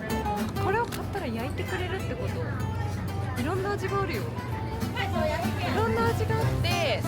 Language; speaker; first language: Japanese; native; Japanese